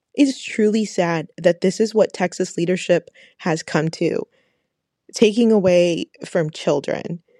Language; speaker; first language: English; native; English